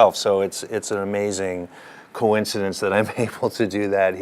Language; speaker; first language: English; early bilingual, other home language; German